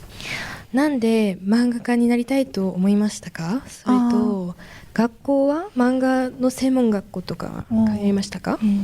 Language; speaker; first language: Japanese; non-native, fluent; French